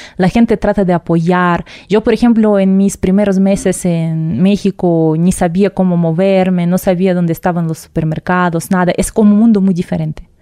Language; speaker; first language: Spanish; non-native, fluent; Russian